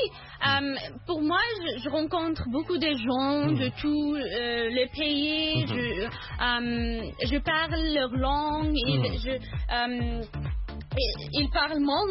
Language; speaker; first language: French; non-native, learner; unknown